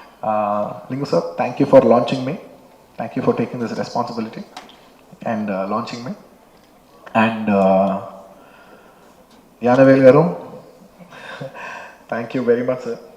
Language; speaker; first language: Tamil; non-native, local second language; Telugu